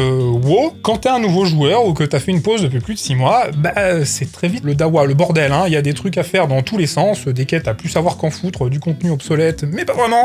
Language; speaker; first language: French; native; French